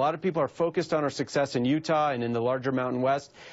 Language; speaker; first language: English; native; English